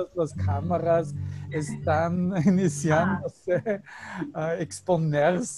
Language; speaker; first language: Spanish; non-native, fluent; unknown